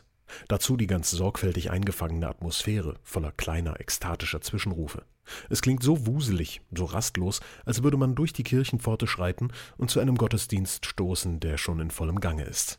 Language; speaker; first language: German; native; German